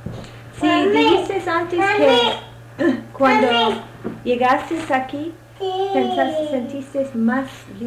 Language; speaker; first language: Spanish; non-native, fluent; English